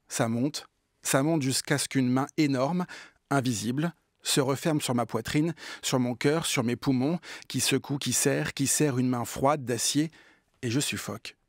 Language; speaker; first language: French; native; French